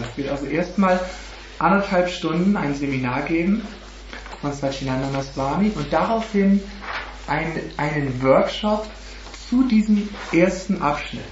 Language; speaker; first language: German; native; German